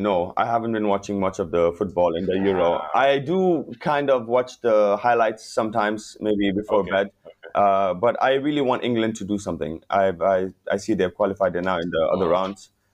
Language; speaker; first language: English; non-native, local second language; Wolof